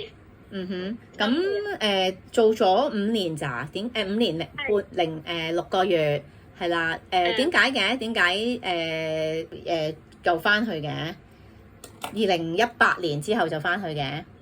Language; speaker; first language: Cantonese; native; Cantonese